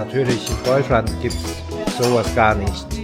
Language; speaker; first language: German; non-native, learner; Chinese